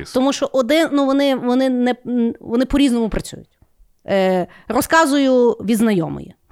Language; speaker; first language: Ukrainian; non-native, local second language; Russian